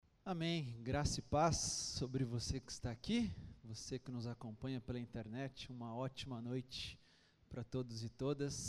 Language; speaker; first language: Portuguese; native; Portuguese